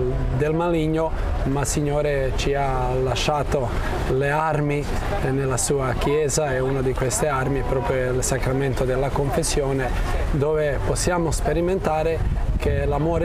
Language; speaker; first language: Italian; non-native, fluent; Croatian